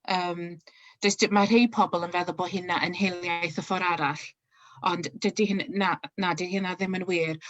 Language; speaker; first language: Welsh; non-native, local second language; English